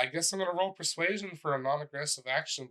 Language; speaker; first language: English; native; English